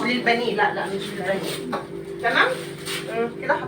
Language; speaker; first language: Arabic; native; Arabic